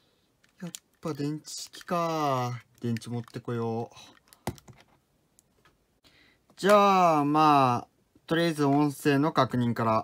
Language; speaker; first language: Japanese; native; Japanese